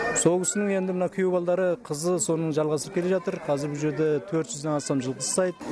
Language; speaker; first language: Kazakh; early bilingual, heritage; Kazakh